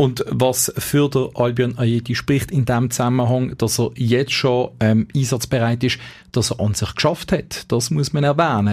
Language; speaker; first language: German; native; German